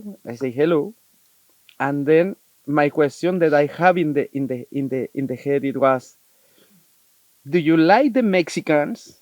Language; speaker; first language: English; non-native, learner; Spanish